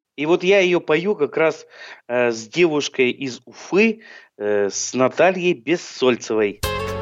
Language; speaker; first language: Russian; native; Russian